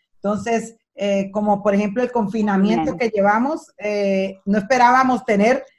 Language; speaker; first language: Spanish; native; Spanish